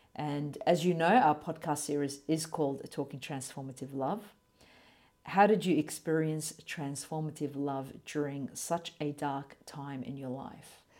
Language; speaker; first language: English; native; English